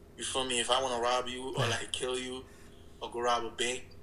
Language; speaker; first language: English; early bilingual, other home language; Haitian Creole